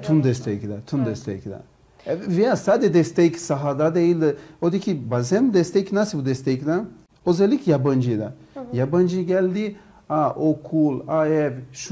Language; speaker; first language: Turkish; non-native, learner; Portuguese